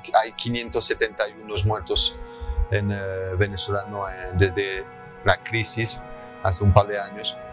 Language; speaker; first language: Spanish; early bilingual, heritage; French